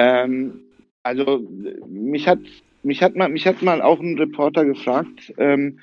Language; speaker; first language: German; early bilingual, other home language; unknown